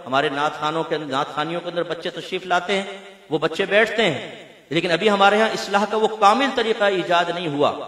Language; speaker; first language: Urdu; native; Urdu